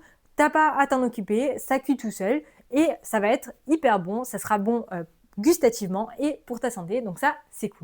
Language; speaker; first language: French; native; French